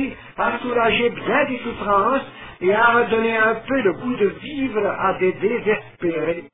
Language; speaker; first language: French; native; French